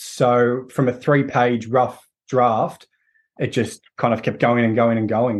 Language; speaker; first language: English; native; English